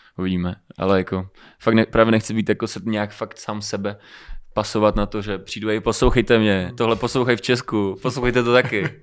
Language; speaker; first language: Czech; early bilingual, other home language; Romanian